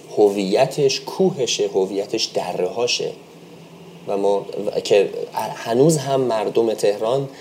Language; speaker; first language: Persian; native; Persian